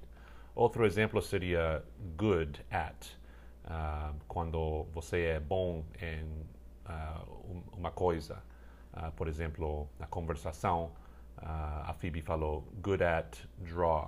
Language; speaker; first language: Portuguese; non-native, fluent; English